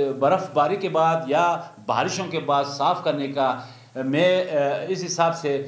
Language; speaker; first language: Urdu; non-native, local second language; Khowar